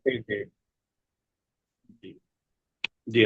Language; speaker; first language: Hindi; non-native, learner; Bangla